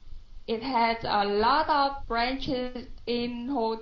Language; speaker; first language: English; non-native, learner; Vietnamese